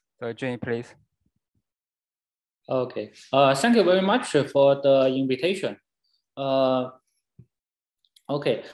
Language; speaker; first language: English; non-native, fluent; Chinese